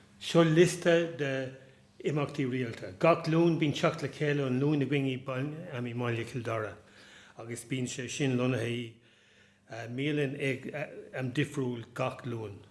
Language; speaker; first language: Irish; non-native, local second language; English